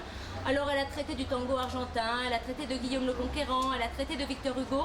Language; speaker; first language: French; native; French